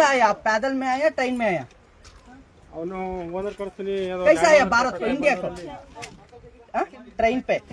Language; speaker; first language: Hindi; non-native, local second language; Kannada